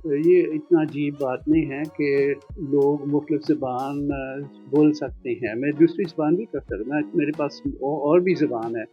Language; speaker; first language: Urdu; non-native, fluent; Dutch